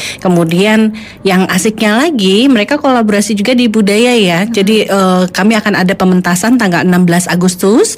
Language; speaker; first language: Indonesian; native; Indonesian